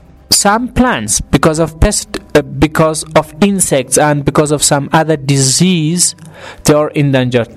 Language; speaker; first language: English; non-native, fluent; Persian